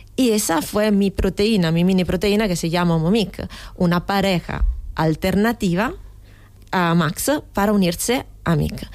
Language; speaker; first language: Spanish; non-native, fluent; Italian